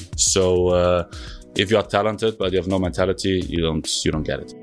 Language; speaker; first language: English; non-native, fluent; German